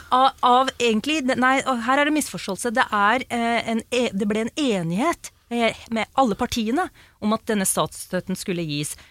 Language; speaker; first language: Norwegian; early bilingual, other home language; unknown